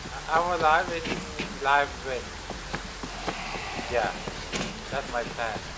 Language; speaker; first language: English; non-native, learner; Thai